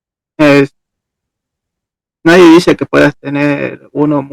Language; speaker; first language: Spanish; native; Spanish